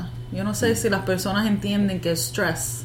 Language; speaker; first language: Spanish; early bilingual, heritage; Spanish